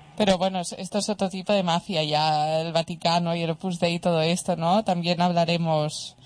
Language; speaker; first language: Spanish; non-native, local second language; Catalan